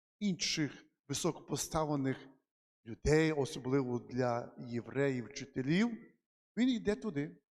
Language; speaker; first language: Ukrainian; native; Ukrainian